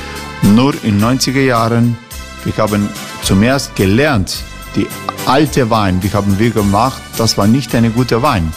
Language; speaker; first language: German; non-native, fluent; Croatian